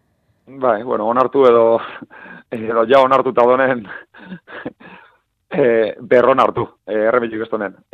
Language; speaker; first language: Basque; native; Basque